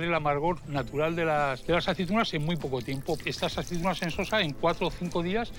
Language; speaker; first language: Spanish; native; Spanish